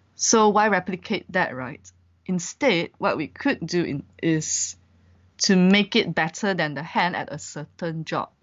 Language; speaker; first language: English; non-native, local second language; Chinese